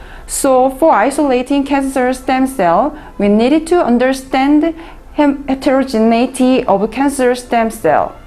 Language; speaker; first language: English; non-native, learner; Korean